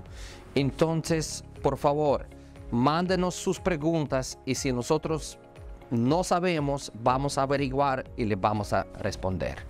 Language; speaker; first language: Spanish; non-native, fluent; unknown